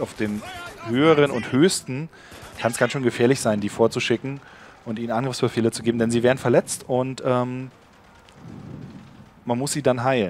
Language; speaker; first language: German; native; German